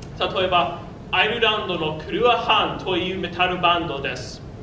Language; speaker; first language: Japanese; non-native, learner; English